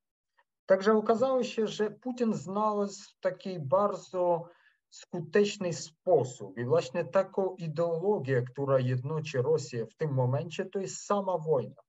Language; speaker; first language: Polish; non-native, fluent; Ukrainian